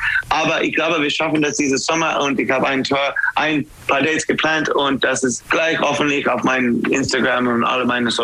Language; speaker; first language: German; non-native, fluent; English